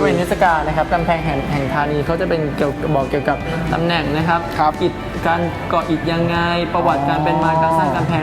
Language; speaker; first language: Thai; native; Thai